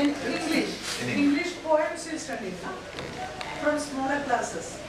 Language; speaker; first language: English; non-native, local second language; Hindi